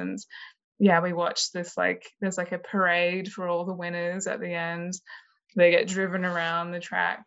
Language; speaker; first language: English; native; English